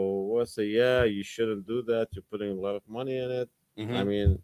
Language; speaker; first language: English; non-native, learner; Arabic